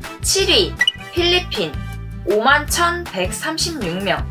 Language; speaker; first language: Korean; native; Korean